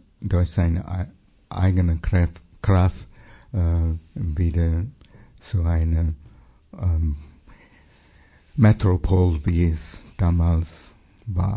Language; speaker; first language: German; non-native, fluent; English